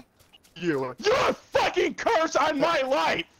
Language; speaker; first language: English; native; English